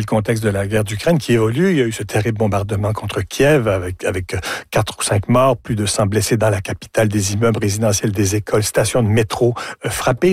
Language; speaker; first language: French; native; French